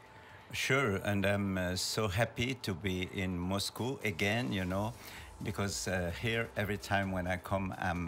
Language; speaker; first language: English; non-native, learner; French